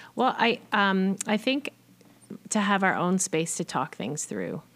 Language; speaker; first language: English; native; English